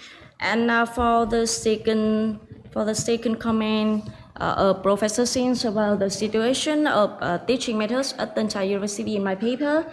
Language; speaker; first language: English; non-native, fluent; Vietnamese